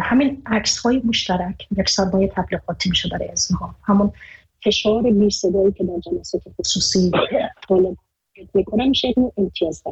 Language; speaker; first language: Persian; native; Persian